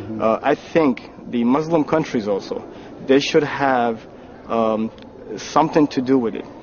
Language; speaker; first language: English; non-native, fluent; Arabic